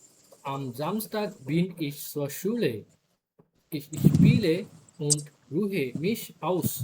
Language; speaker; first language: German; non-native, fluent; Bangla